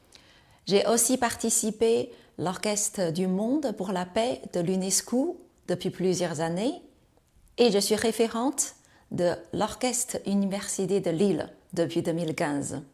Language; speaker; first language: French; non-native, fluent; Chinese